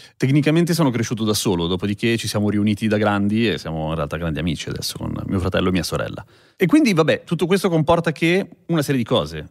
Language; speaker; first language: Italian; native; Italian